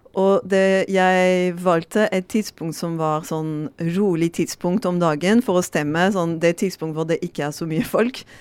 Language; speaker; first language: Norwegian; non-native, fluent; French